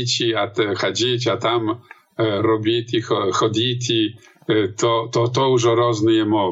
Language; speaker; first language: Polish; non-native, learner; Belarusian